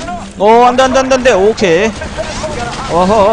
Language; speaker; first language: Korean; native; Korean